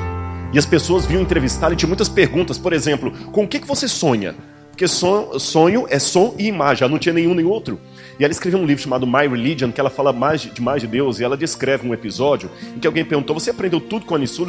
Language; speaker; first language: Portuguese; native; Portuguese